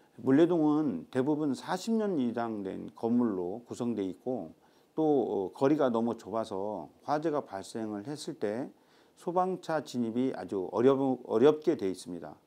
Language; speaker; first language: Korean; native; Korean